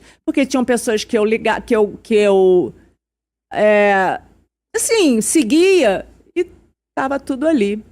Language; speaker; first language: Portuguese; native; Portuguese